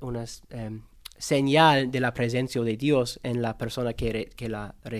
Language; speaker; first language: Spanish; non-native, learner; English